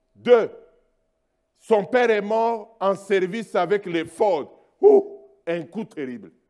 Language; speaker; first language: French; non-native, local second language; Luba-Lulua